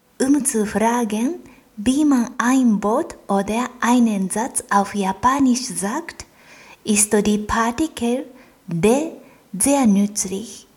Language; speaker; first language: German; non-native, fluent; Japanese